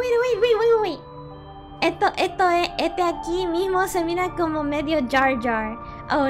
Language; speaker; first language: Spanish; non-native, learner; English